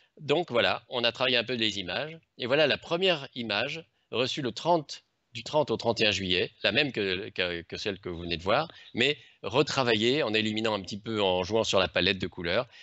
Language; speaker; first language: French; native; French